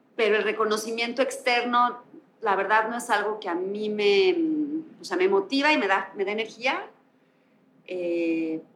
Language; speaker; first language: Spanish; native; Spanish